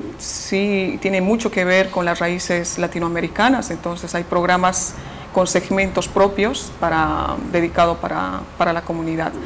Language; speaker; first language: Spanish; native; Spanish